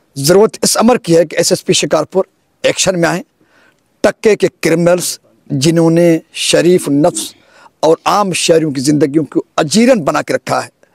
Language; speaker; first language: Urdu; non-native, local second language; Sindhi